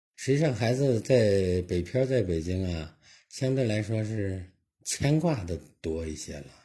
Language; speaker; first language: Chinese; native; Chinese